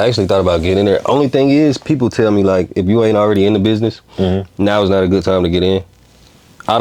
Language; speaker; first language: English; native; English